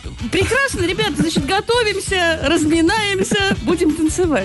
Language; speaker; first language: Russian; native; Russian